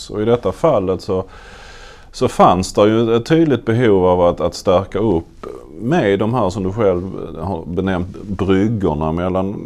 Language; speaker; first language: Swedish; native; Swedish